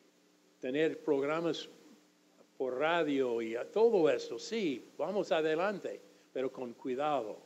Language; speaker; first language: Spanish; non-native, fluent; English